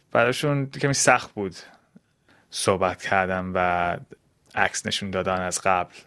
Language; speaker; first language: Persian; early bilingual, heritage; Persian